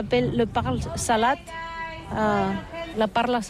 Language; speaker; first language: French; non-native, learner; Catalan